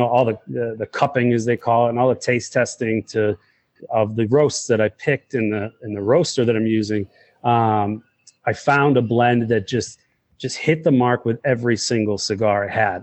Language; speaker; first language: English; native; English